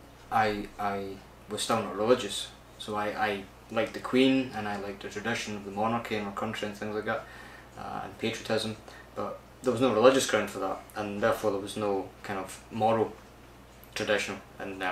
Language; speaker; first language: English; native; English